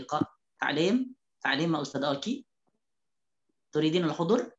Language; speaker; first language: Arabic; non-native, fluent; Indonesian